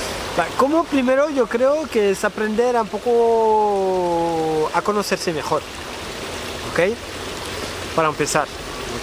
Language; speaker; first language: Spanish; non-native, fluent; French